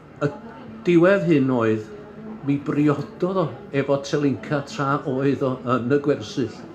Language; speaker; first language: Welsh; native; Welsh